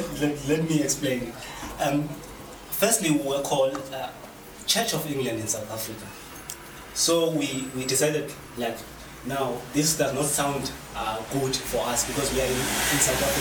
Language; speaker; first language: English; non-native, local second language; Xhosa